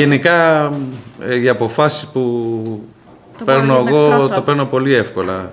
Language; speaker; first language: Greek; non-native, fluent; Spanish